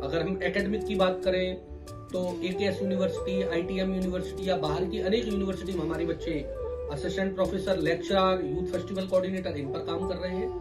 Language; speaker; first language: Hindi; native; Hindi